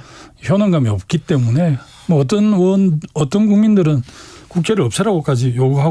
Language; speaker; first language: Korean; native; Korean